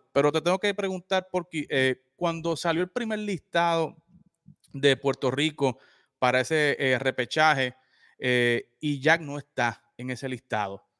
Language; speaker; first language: Spanish; native; Spanish